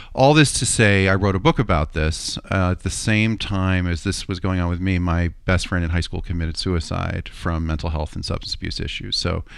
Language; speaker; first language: English; native; English